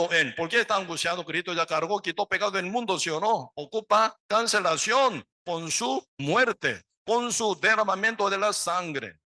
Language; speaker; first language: Spanish; non-native, learner; Korean